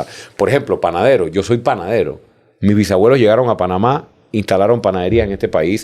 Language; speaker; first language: Spanish; native; Spanish